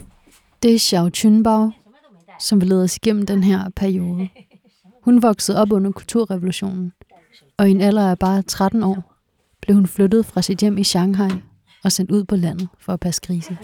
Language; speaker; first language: Danish; early bilingual, other home language; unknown